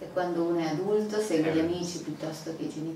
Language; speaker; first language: Italian; native; Italian